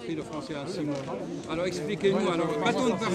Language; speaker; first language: French; non-native, fluent; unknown